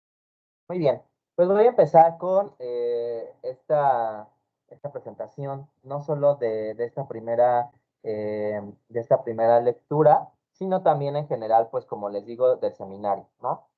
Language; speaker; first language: Spanish; native; Spanish